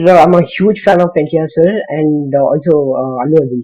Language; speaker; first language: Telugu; non-native, learner; Kannada